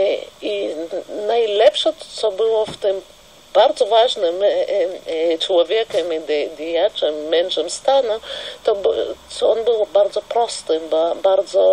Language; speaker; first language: Polish; non-native, fluent; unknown